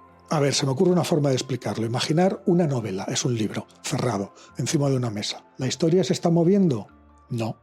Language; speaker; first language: Spanish; native; Spanish